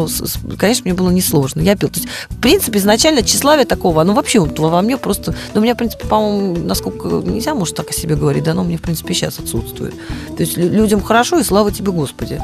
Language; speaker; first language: Russian; native; Russian